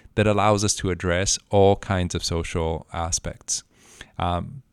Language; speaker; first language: English; non-native, fluent; Spanish